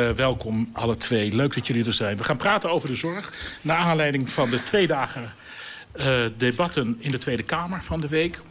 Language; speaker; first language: Dutch; native; Dutch